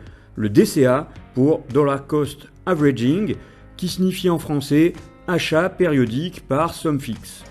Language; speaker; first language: French; native; French